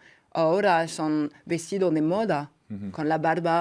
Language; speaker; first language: Spanish; non-native, fluent; French